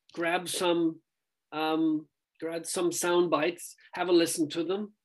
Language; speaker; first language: English; native; English